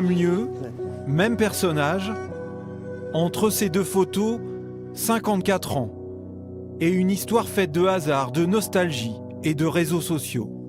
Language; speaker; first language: French; native; French